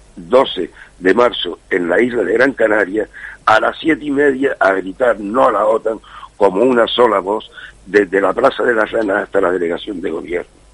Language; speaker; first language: Spanish; native; Spanish